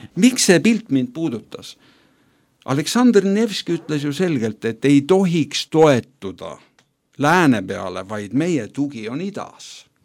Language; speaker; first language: Estonian; native; Estonian